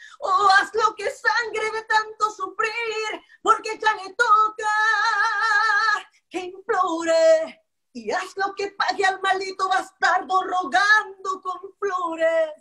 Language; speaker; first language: Spanish; native; Spanish